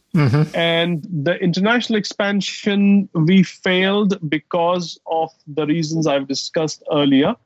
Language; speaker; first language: English; non-native, fluent; Arabic